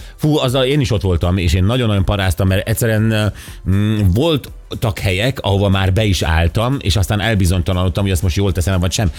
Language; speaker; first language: Hungarian; native; Hungarian